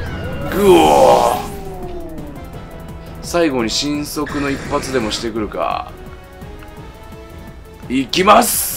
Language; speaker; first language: Japanese; native; Japanese